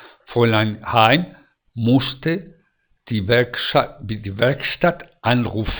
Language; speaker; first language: German; non-native, fluent; Spanish